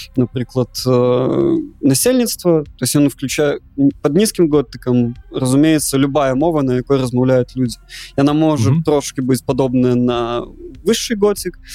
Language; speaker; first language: Belarusian; non-native, local second language; Russian